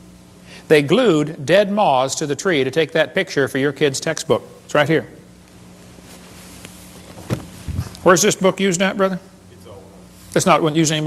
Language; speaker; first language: English; native; English